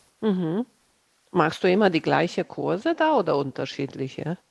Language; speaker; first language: German; non-native, fluent; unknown